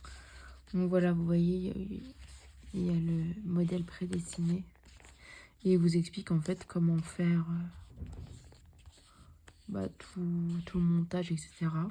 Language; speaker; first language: French; native; French